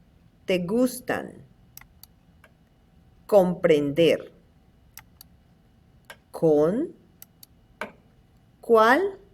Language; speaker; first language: Spanish; non-native, fluent; English